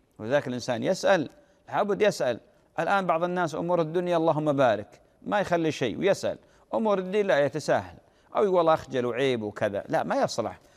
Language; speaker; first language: Arabic; native; Arabic